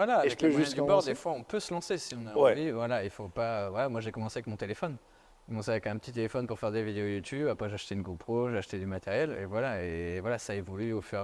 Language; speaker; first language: French; native; French